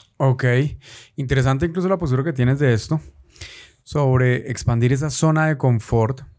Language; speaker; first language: Spanish; native; Spanish